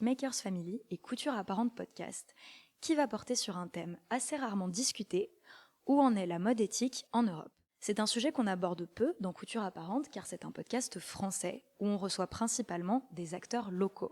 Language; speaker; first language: French; native; French